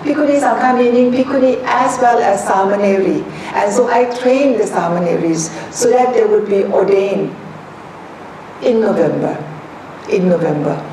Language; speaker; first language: English; non-native, fluent; Thai